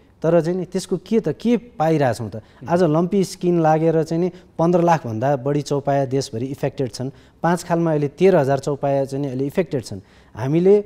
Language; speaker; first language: Nepali; native; Nepali